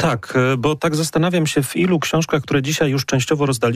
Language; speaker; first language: Polish; native; Polish